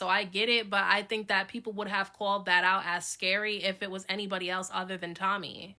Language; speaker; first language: English; native; English